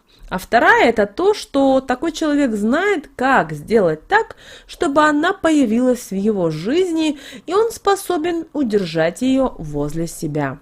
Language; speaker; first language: Russian; native; Russian